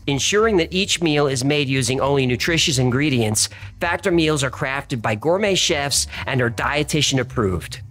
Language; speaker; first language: English; native; English